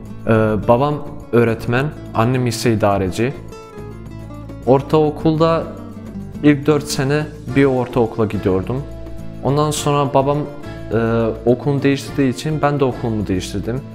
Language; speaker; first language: Turkish; non-native, fluent; Bosnian